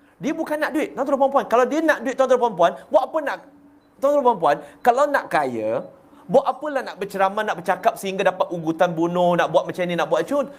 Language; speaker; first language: Malay; non-native, local second language; Chinese